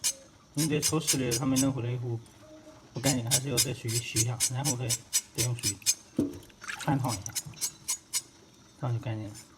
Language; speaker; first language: Chinese; native; Chinese